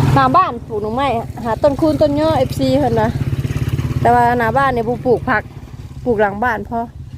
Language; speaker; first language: Thai; native; Thai